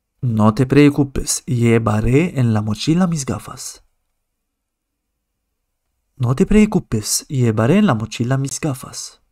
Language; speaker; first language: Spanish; non-native, fluent; Arabic